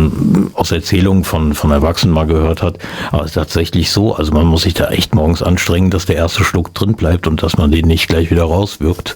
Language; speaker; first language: German; native; German